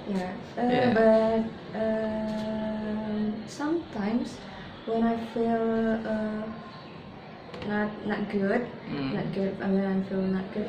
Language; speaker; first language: English; non-native, learner; Indonesian